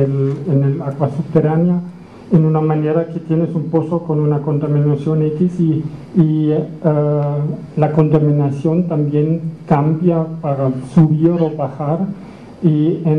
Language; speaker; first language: Spanish; non-native, learner; German